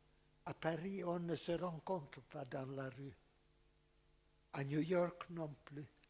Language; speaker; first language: French; non-native, fluent; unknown